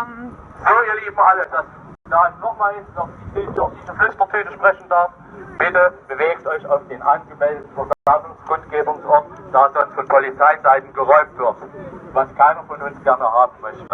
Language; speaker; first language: German; native; German